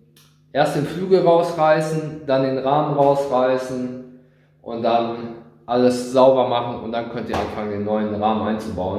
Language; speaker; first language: German; native; German